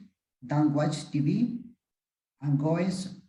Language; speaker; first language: English; non-native, learner; Spanish